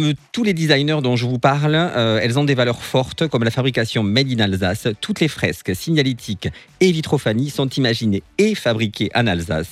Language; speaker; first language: French; native; French